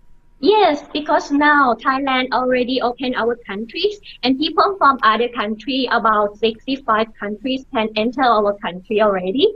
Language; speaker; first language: English; non-native, learner; Thai